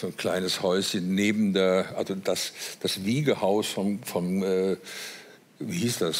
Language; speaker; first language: German; native; German